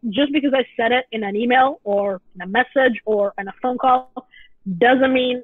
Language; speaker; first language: English; non-native, fluent; Italian